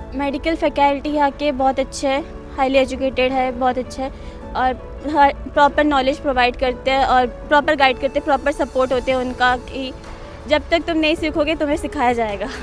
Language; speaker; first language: Hindi; non-native, local second language; Bangla